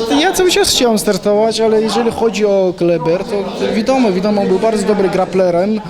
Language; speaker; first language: Polish; non-native, learner; Chechen